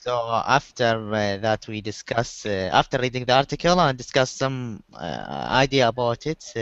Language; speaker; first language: English; non-native, learner; Arabic